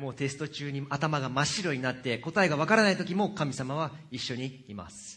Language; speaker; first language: Japanese; native; Japanese